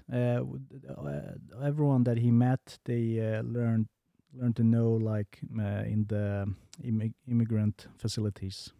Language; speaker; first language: English; non-native, fluent; Bosnian